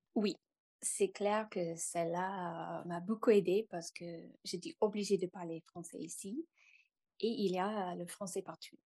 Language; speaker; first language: French; non-native, fluent; English